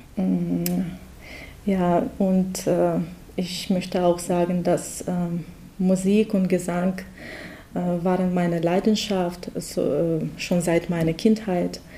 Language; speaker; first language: German; non-native, learner; Russian